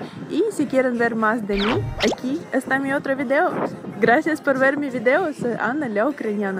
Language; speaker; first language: Spanish; non-native, fluent; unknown